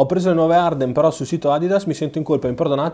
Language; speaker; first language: Italian; native; Italian